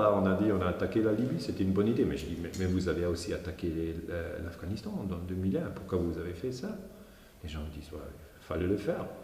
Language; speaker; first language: French; non-native, local second language; German